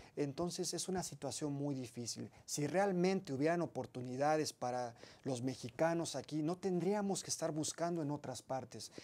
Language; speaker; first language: Spanish; early bilingual, heritage; Spanish